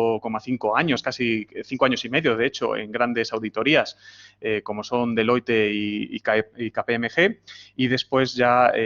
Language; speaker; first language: Spanish; native; Spanish